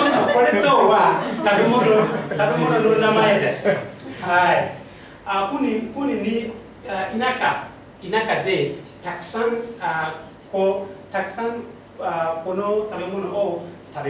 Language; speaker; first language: Japanese; non-native, learner; Mossi